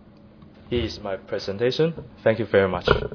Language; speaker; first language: English; non-native, fluent; Chinese